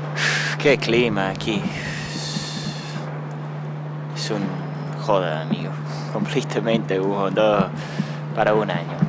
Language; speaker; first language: Spanish; non-native, learner; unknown